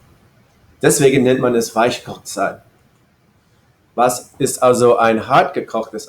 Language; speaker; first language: German; non-native, fluent; English